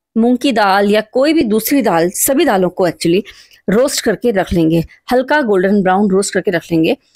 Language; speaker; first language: Hindi; native; Hindi